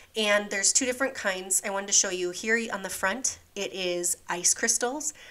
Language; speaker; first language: English; native; English